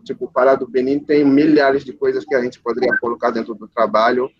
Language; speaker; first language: Portuguese; non-native, fluent; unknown